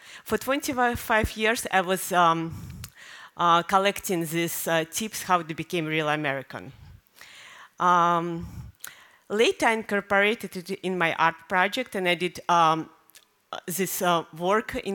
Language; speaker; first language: English; non-native, fluent; Russian